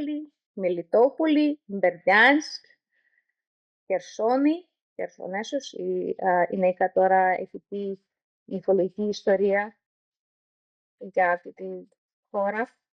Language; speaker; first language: Greek; non-native, learner; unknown